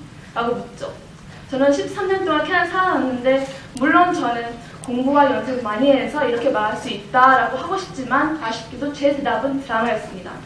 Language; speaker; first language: Korean; early bilingual, heritage; Korean